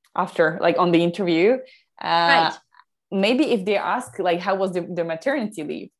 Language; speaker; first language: English; non-native, fluent; Slovak